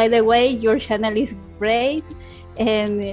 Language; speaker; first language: English; non-native, learner; Spanish